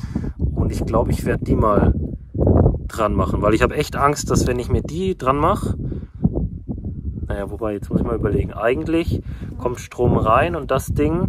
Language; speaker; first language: German; native; German